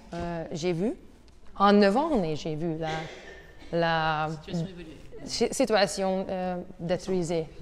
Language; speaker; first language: French; non-native, learner; Hungarian